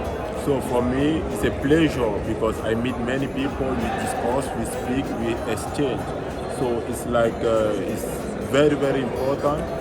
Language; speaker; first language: English; non-native, fluent; French